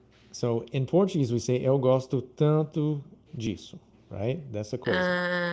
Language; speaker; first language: Portuguese; non-native, fluent; English